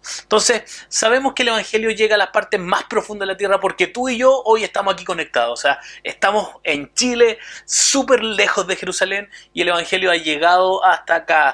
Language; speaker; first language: Spanish; native; Spanish